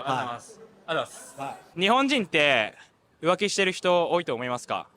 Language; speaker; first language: Japanese; native; Japanese